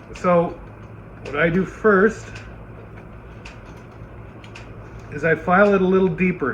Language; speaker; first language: English; native; English